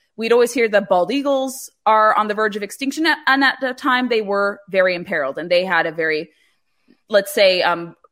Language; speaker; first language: English; native; English